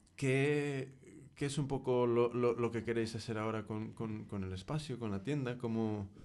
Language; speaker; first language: Spanish; early bilingual, heritage; Spanish